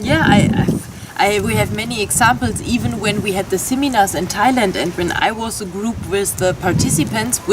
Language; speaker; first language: English; non-native, fluent; German